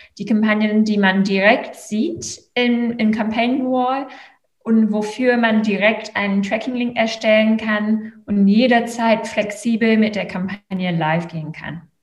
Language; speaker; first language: German; non-native, fluent; English